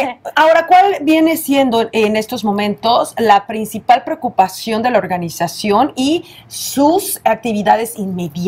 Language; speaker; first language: Spanish; native; Spanish